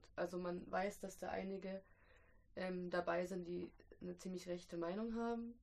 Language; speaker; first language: German; early bilingual, other home language; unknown